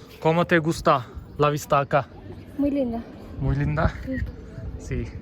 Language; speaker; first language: Spanish; non-native, learner; Turkish